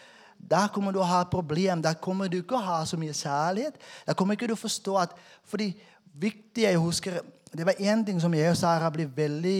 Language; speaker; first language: Norwegian; non-native, fluent; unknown